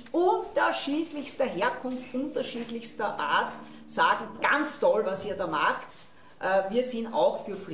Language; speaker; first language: German; native; German